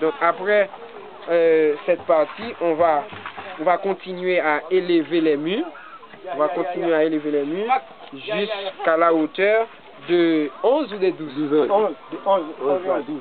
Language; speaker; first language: French; non-native, local second language; Haitian Creole